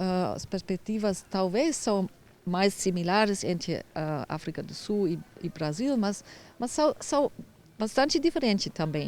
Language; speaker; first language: Portuguese; non-native, fluent; German